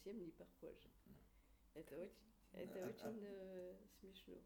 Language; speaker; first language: Russian; early bilingual, heritage; Russian